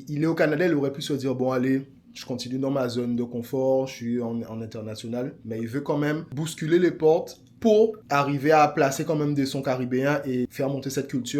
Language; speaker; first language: French; native; French